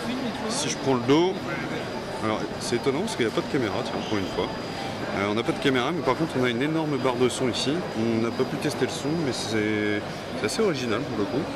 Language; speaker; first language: French; native; French